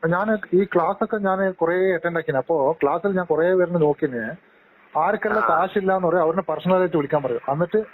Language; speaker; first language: Malayalam; non-native, local second language; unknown